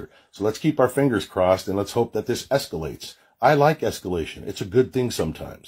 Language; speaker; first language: English; native; English